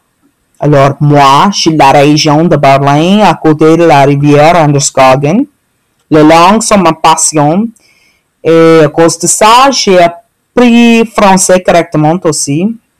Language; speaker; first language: French; early bilingual, heritage; French